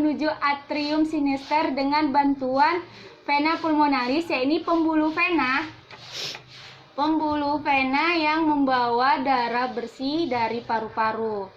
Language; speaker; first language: Indonesian; native; Indonesian